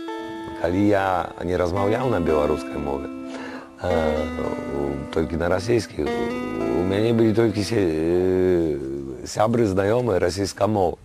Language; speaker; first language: Belarusian; non-native, fluent; Polish